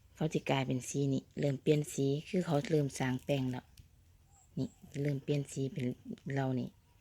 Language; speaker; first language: Thai; native; Thai